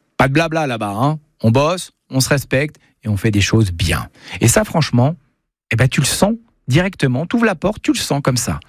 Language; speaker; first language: French; native; French